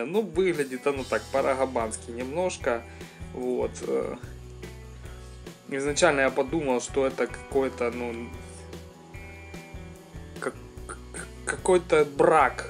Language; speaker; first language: Russian; native; Russian